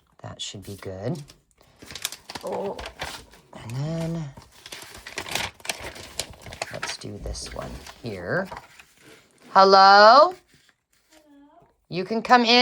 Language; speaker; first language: English; native; English